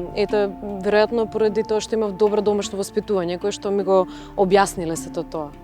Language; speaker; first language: Macedonian; early bilingual, other home language; Russian